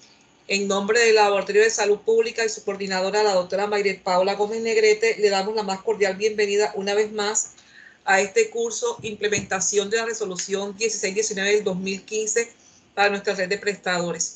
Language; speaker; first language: Spanish; native; Spanish